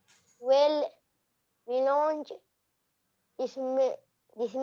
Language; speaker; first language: French; non-native, learner; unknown